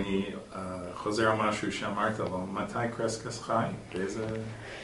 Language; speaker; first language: Hebrew; non-native, learner; English